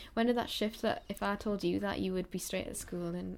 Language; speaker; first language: English; native; English